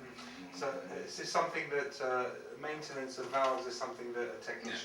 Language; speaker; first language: English; native; English